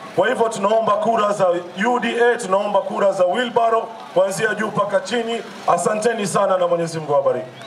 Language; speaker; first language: Swahili; native; Swahili